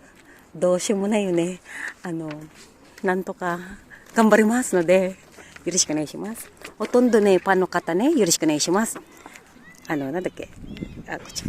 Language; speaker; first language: Japanese; early bilingual, other home language; Filipino